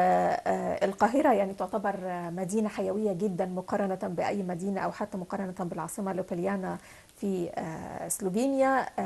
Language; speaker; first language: Arabic; native; Arabic